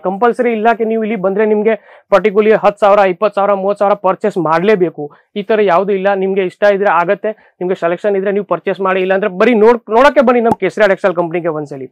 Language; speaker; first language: Kannada; non-native, fluent; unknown